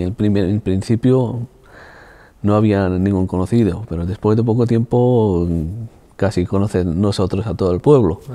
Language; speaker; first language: Spanish; non-native, fluent; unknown